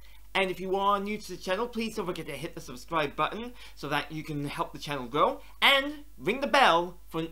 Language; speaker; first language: English; native; English